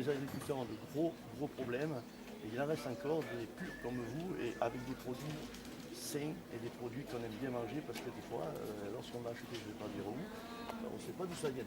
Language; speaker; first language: French; native; French